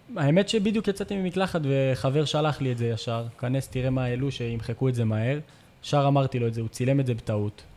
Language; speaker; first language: Hebrew; native; Hebrew